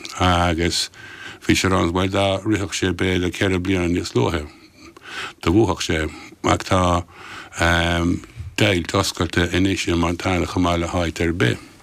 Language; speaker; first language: Irish; non-native, local second language; English